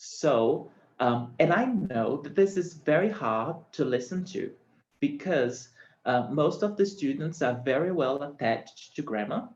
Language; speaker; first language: English; non-native, fluent; Portuguese